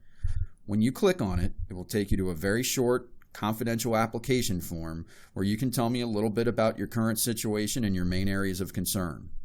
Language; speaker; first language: English; native; English